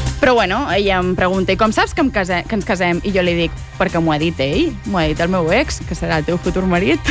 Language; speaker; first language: Catalan; native; Catalan